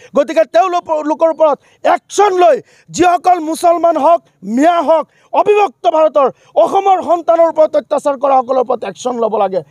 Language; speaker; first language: Assamese; non-native, local second language; Bangla